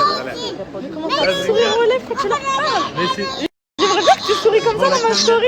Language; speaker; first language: French; native; French